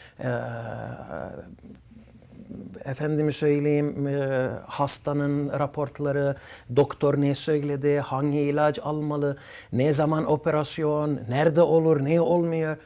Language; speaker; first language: Turkish; early bilingual, other home language; Arabic